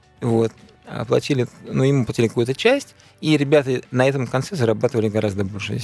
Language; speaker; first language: Russian; native; Russian